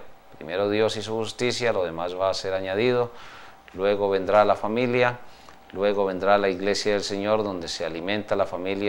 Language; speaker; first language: Spanish; native; Spanish